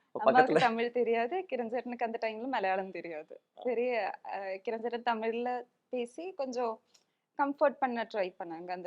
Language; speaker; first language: Tamil; non-native, local second language; Malayalam